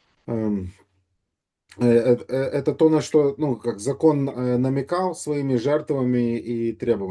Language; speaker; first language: Russian; native; Russian